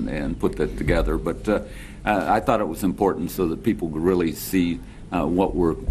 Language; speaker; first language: English; native; English